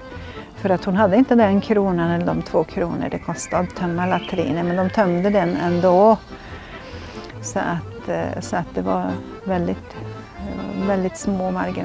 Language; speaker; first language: Swedish; native; Swedish